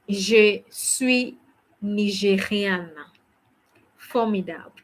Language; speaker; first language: French; non-native, fluent; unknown